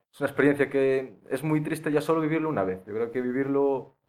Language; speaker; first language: Spanish; native; Spanish